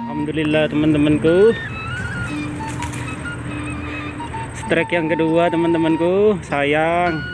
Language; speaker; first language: Indonesian; non-native, local second language; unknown